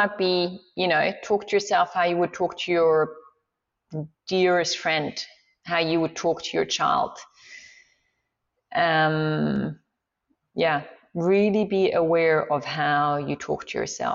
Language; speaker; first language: English; non-native, fluent; Swiss German